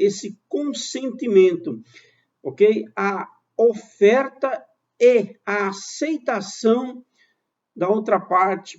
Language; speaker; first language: Portuguese; native; Portuguese